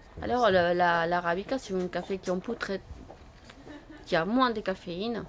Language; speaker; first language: French; non-native, fluent; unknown